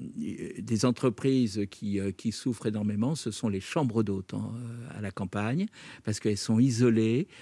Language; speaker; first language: French; native; French